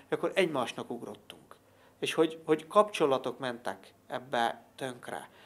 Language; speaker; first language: Hungarian; native; Hungarian